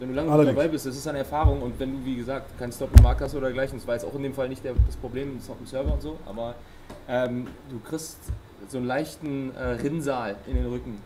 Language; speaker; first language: German; native; German